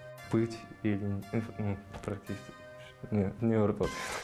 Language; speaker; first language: Russian; non-native, learner; English